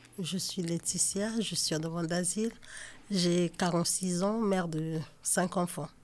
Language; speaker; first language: French; non-native, local second language; Lingala